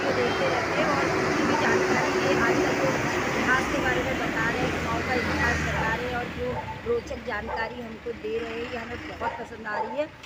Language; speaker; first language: Hindi; native; Hindi